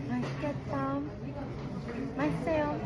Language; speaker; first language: Korean; non-native, learner; Japanese